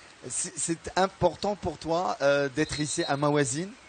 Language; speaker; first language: French; non-native, local second language; Arabic